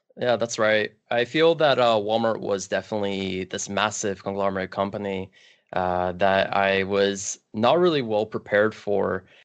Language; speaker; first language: English; early bilingual, other home language; Polish